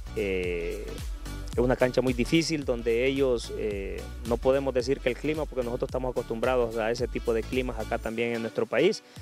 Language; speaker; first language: Spanish; native; Spanish